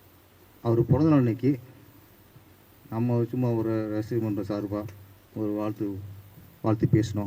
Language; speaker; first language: Tamil; native; Tamil